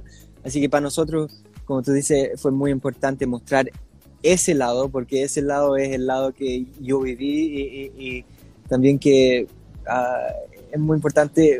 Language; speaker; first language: Spanish; early bilingual, heritage; Spanish